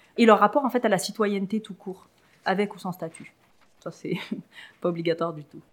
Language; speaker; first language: French; early bilingual, other home language; Arabic